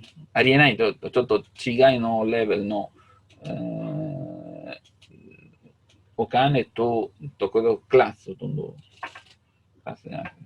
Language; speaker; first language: Japanese; non-native, learner; Italian